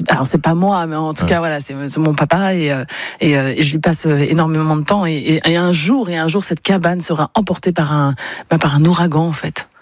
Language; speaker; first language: French; native; French